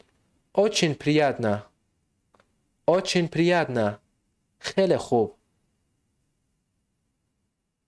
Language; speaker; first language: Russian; non-native, fluent; Tajik